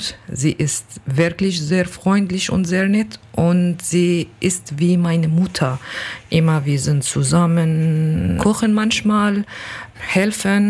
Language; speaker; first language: German; non-native, learner; Kurdish